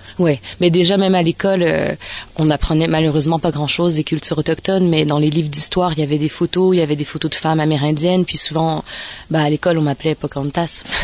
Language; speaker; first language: French; native; French